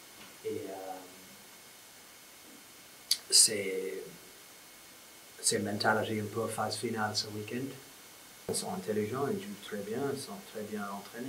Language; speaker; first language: French; non-native, fluent; English